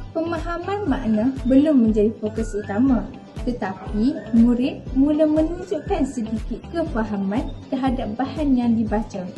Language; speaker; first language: Malay; native; Malay